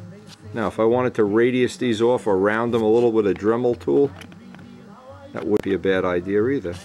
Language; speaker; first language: English; native; English